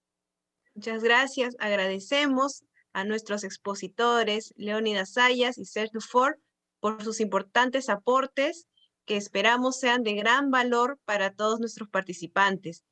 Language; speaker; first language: Spanish; native; Spanish